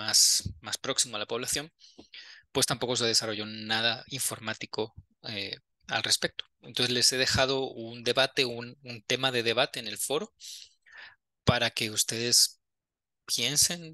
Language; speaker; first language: Spanish; native; Spanish